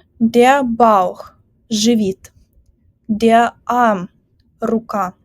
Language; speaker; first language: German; non-native, fluent; Ukrainian